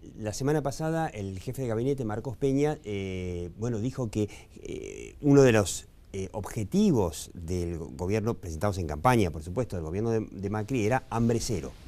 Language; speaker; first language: Spanish; native; Spanish